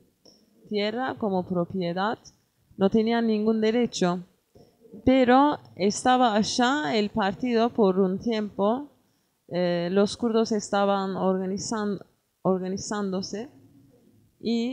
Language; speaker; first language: Spanish; non-native, learner; Kurdish